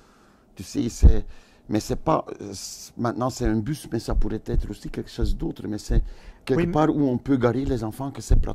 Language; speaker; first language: French; non-native, local second language; Dutch